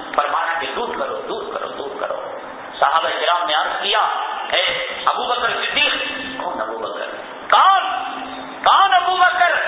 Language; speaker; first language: Urdu; native; Urdu